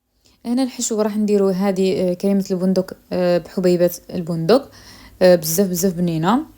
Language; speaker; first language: Arabic; native; Arabic